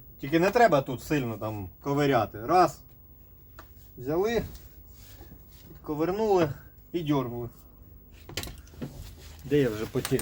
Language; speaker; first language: Ukrainian; native; Ukrainian